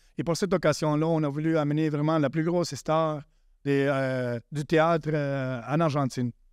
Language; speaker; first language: French; non-native, fluent; Spanish